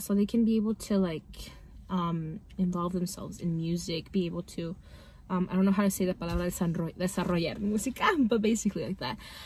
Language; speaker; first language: English; early bilingual, other home language; Spanish